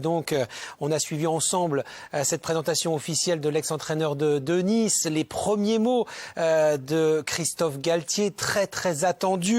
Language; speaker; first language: French; native; French